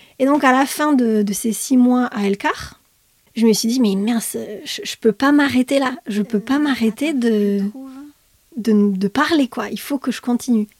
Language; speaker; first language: French; native; French